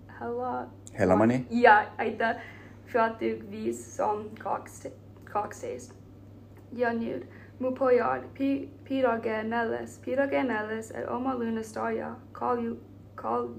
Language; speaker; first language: Estonian; non-native, learner; Finnish